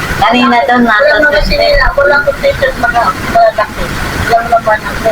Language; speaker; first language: Filipino; non-native, local second language; Pampanga